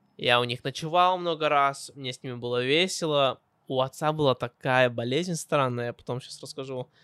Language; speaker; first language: Russian; early bilingual, heritage; Russian